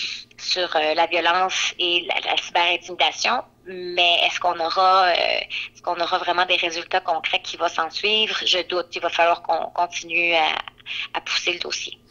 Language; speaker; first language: French; native; French